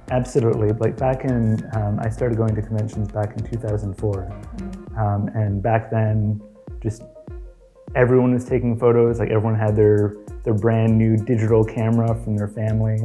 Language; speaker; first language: English; native; English